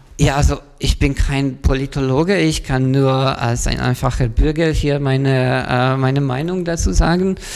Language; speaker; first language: German; non-native, fluent; Hungarian